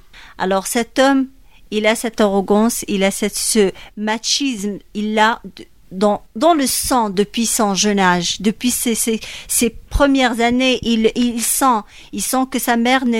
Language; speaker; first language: French; non-native, local second language; Arabic